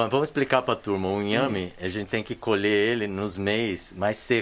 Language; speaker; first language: Portuguese; native; Portuguese